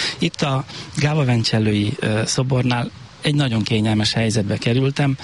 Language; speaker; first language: Hungarian; native; Hungarian